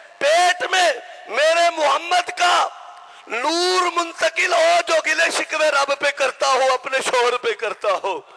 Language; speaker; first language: Urdu; native; Urdu